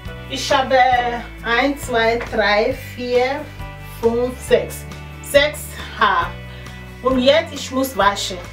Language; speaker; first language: German; non-native, learner; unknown